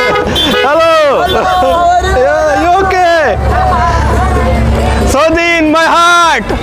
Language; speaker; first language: English; non-native, local second language; Urdu